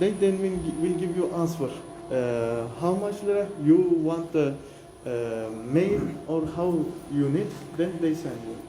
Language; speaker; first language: English; non-native, learner; Turkish